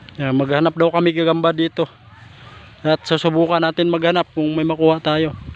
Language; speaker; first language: Filipino; non-native, local second language; Kinaray-a